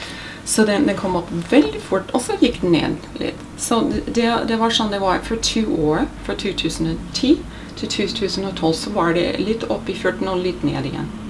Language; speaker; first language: Norwegian; non-native, fluent; English